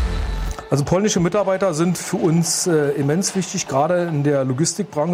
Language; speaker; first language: German; native; German